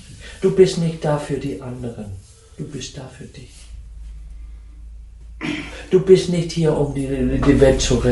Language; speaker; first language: German; non-native, fluent; Dutch